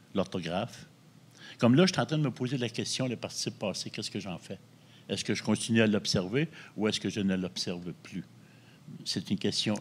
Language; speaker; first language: French; native; French